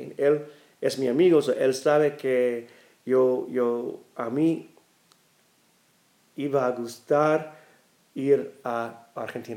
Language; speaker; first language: Spanish; non-native, learner; English